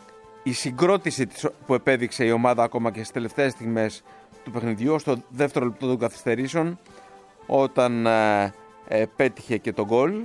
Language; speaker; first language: Greek; native; Greek